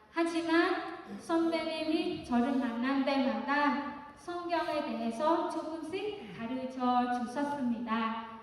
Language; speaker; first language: Korean; non-native, fluent; Vietnamese